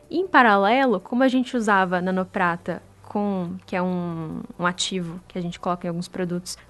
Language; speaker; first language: Portuguese; native; Portuguese